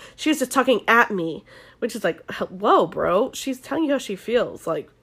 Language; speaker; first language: English; native; English